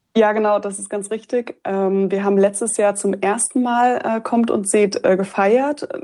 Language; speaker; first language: German; native; German